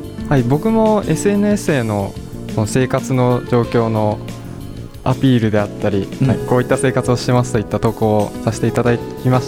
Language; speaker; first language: Japanese; native; Japanese